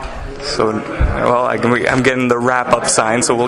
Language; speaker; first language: English; native; English